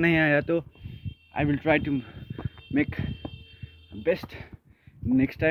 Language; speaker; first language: Hindi; non-native, local second language; Nepali